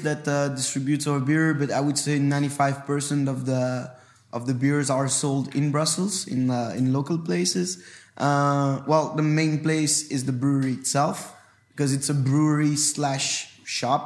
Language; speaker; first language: English; non-native, fluent; French